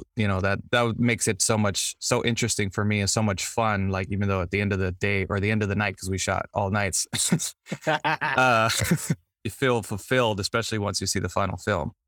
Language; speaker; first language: English; native; English